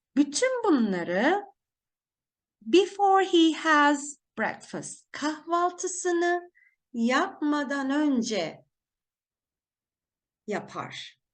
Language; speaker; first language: Turkish; native; Turkish